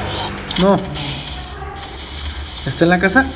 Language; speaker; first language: Spanish; native; Spanish